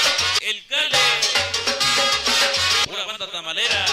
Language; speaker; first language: Spanish; native; Spanish